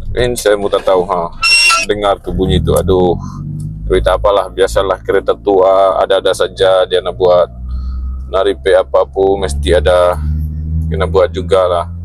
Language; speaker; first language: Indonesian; native; Indonesian